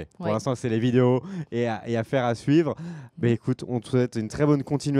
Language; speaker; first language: French; native; French